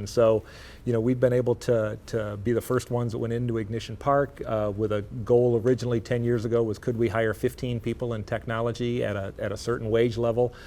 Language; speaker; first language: English; native; English